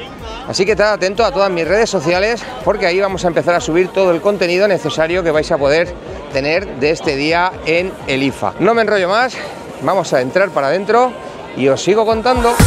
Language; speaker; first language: Spanish; native; Spanish